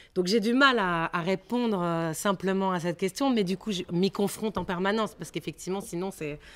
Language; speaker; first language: French; native; French